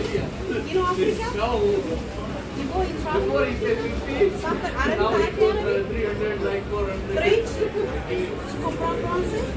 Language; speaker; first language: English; non-native, learner; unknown